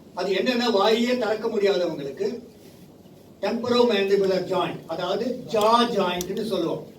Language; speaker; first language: Tamil; native; Tamil